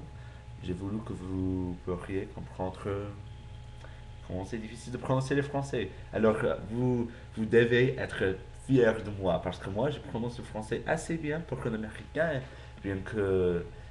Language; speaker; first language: French; non-native, fluent; English